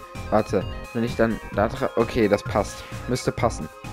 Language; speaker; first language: German; native; German